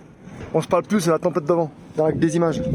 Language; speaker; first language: French; native; French